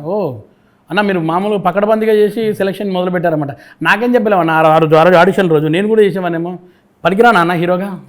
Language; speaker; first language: Telugu; native; Telugu